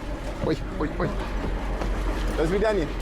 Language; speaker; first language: Russian; non-native, learner; English